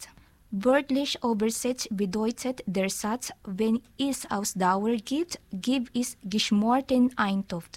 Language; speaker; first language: German; non-native, learner; Filipino